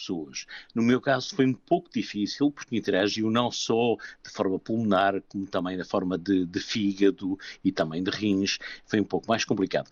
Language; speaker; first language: Portuguese; native; Portuguese